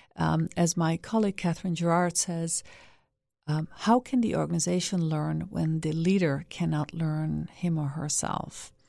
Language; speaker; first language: English; non-native, fluent; Dutch